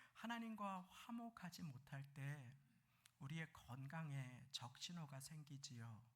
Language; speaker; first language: Korean; native; Korean